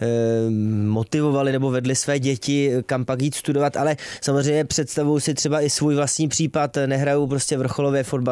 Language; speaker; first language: Czech; native; Czech